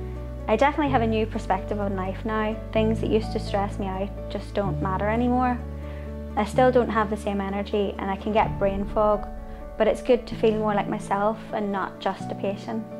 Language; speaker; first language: English; native; English